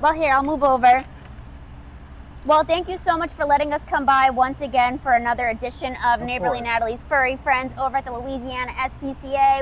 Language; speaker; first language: English; native; English